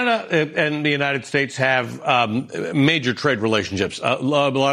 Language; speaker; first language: English; native; English